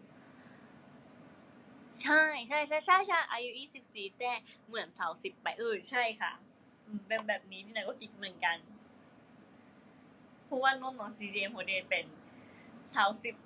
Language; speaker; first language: Thai; non-native, fluent; Japanese